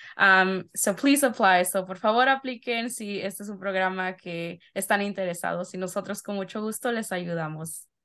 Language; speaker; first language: Spanish; early bilingual, heritage; Spanish